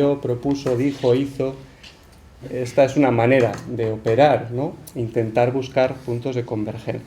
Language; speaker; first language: Spanish; native; Spanish